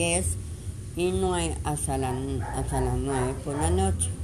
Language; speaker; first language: Spanish; non-native, learner; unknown